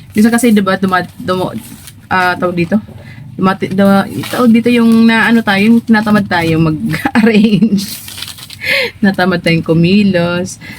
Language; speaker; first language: Filipino; non-native, local second language; Cebuano